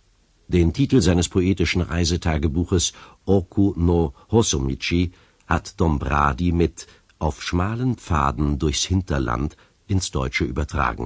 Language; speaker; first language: German; native; German